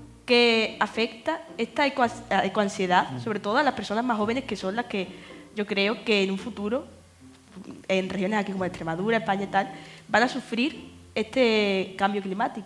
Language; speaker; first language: Spanish; native; Spanish